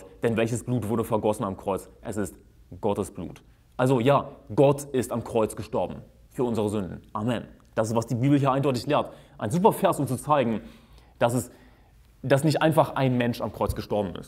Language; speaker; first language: German; native; German